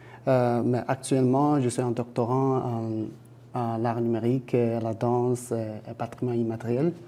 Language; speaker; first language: French; non-native, fluent; Chinese